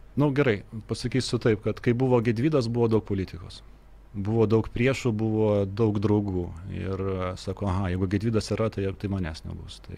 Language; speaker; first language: Lithuanian; native; Lithuanian